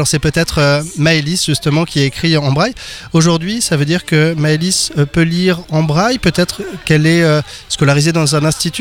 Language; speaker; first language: French; native; French